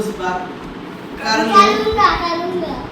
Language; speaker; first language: Hindi; non-native, learner; Bangla